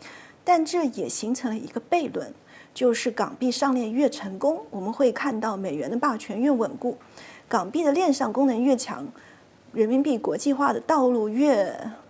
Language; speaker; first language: Chinese; native; Chinese